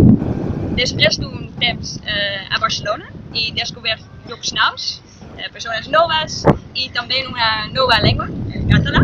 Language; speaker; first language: Catalan; non-native, learner; Dutch